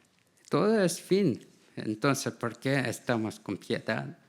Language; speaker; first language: Spanish; non-native, learner; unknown